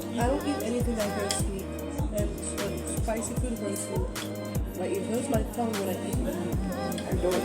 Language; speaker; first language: English; non-native, fluent; French